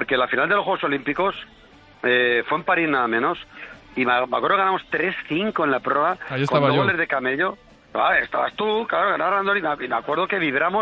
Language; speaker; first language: Spanish; native; Spanish